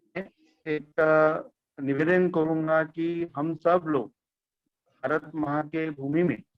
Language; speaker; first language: Hindi; non-native, local second language; Marathi